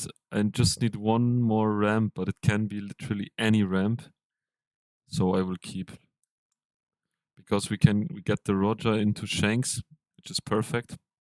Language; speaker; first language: English; non-native, fluent; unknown